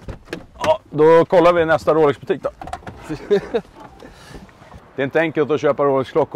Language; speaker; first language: Swedish; native; Swedish